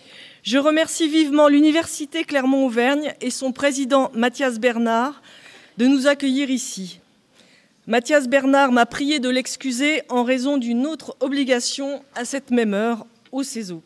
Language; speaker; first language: French; native; French